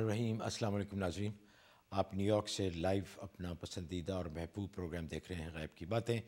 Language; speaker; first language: Urdu; native; Urdu